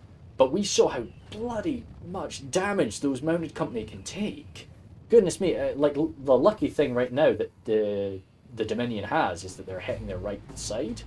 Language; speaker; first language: English; native; English